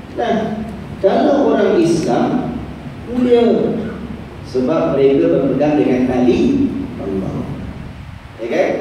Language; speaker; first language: Malay; native; Malay